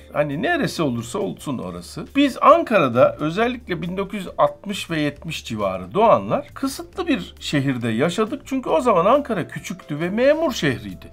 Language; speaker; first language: Turkish; native; Turkish